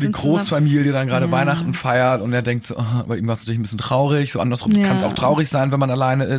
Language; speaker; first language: German; native; German